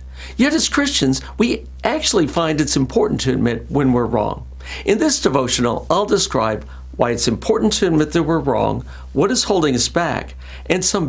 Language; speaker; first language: English; native; English